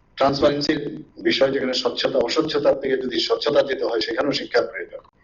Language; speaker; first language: Bangla; native; Bangla